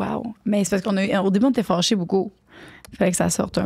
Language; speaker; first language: French; native; French